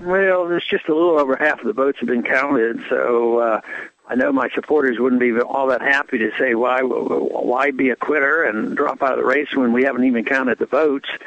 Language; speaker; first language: English; native; English